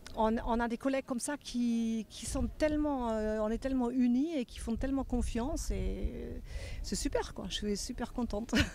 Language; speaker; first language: French; non-native, fluent; German